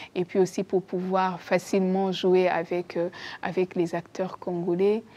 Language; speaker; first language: French; non-native, local second language; Kinyarwanda